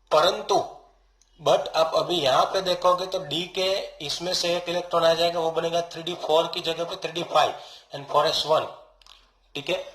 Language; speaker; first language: Hindi; non-native, local second language; Gujarati